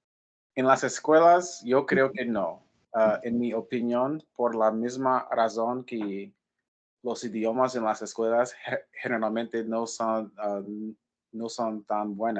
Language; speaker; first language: Spanish; non-native, fluent; English